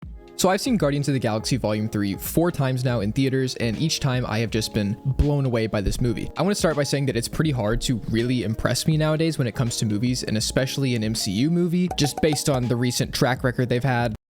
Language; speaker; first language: English; native; English